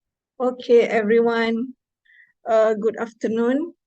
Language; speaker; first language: English; non-native, local second language; Malay